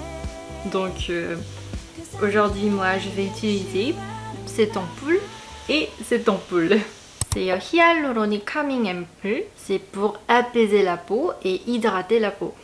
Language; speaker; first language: French; non-native, fluent; Korean